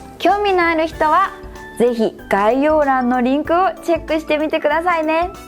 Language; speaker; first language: Japanese; native; Japanese